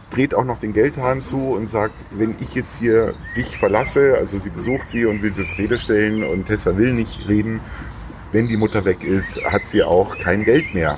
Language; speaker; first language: German; native; German